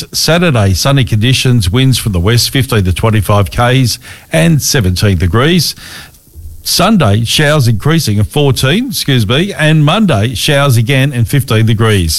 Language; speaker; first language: English; native; English